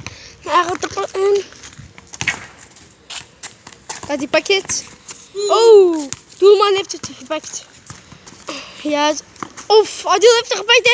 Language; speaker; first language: Dutch; non-native, local second language; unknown